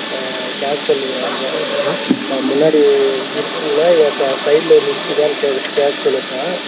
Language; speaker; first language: Tamil; native; Tamil